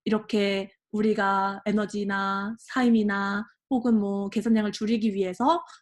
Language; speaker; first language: Korean; native; Korean